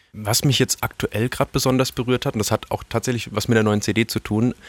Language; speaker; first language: German; native; German